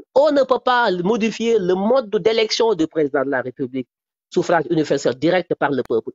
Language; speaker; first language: French; non-native, local second language; Wolof